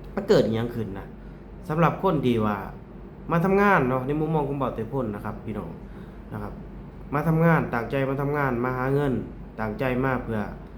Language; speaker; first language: Thai; native; Thai